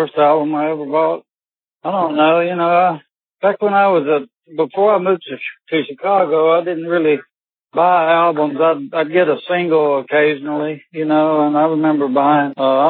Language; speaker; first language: English; native; English